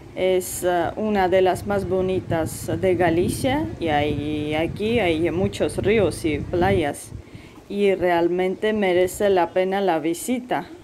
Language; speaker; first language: Spanish; non-native, fluent; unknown